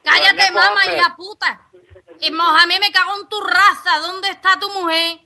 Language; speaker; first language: Spanish; native; Spanish